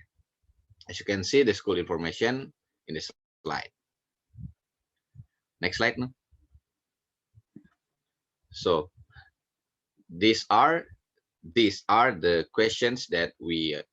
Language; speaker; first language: English; non-native, fluent; Indonesian